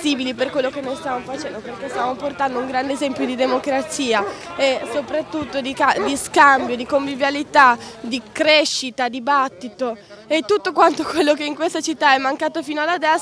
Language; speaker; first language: Italian; native; Italian